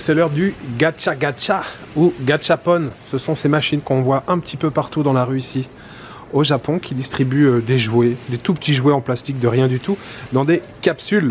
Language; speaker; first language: French; native; French